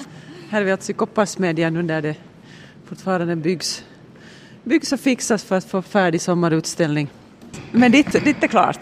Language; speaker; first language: Swedish; native; Swedish